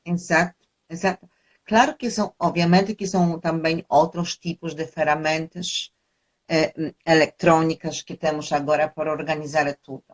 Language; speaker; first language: Portuguese; non-native, fluent; Polish